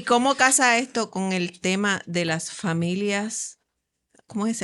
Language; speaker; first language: Spanish; native; Spanish